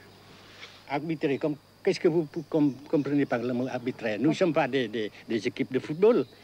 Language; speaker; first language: French; non-native, local second language; Vietnamese